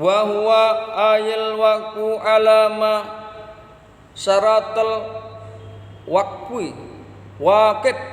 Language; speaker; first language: Arabic; non-native, fluent; Indonesian